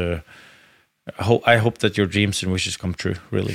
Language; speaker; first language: English; non-native, fluent; Norwegian